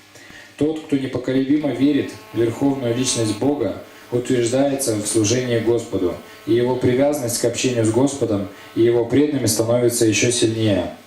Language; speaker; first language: Russian; native; Russian